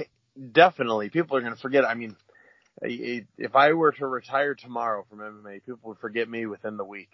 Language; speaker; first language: English; native; English